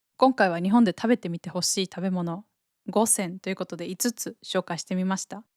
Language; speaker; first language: Japanese; native; Japanese